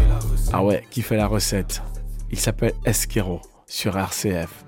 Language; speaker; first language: French; native; French